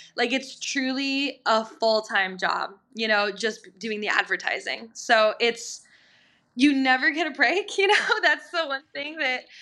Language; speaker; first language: English; native; English